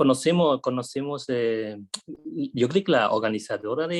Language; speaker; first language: Spanish; non-native, fluent; Vietnamese